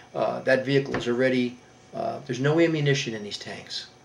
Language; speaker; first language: English; native; English